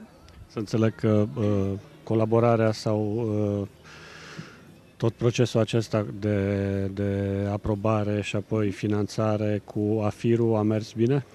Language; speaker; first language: Romanian; native; Romanian